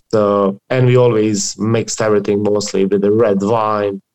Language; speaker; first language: English; non-native, fluent; Croatian